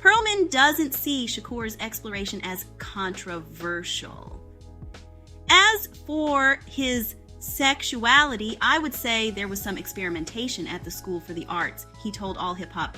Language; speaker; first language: English; native; English